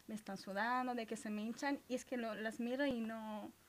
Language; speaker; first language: Spanish; early bilingual, other home language; Romanian